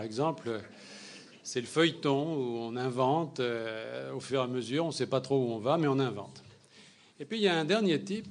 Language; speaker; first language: French; native; French